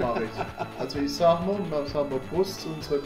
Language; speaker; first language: German; native; German